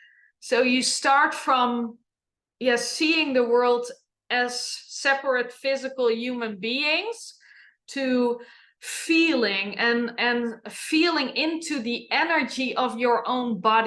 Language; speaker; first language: English; non-native, fluent; Dutch